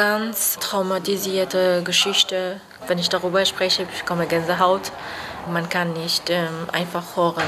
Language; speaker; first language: German; non-native, fluent; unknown